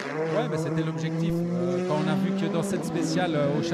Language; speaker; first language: French; native; French